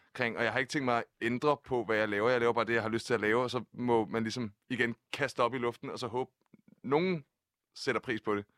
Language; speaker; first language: Danish; native; Danish